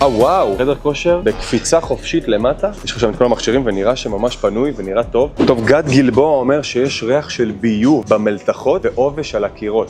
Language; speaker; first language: Hebrew; native; Hebrew